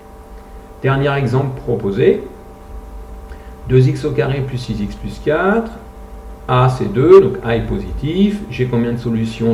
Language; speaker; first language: French; native; French